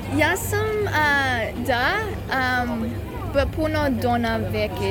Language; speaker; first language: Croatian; early bilingual, heritage; Croatian